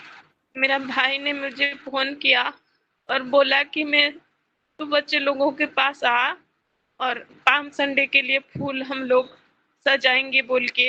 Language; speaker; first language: Hindi; non-native, local second language; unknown